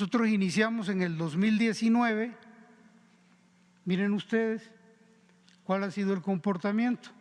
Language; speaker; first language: Spanish; native; Spanish